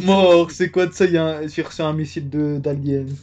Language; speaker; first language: French; native; French